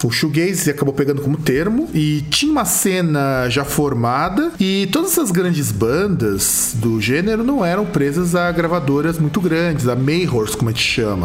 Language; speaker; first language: Portuguese; native; Portuguese